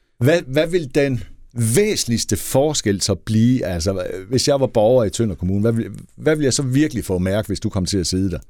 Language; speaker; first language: Danish; native; Danish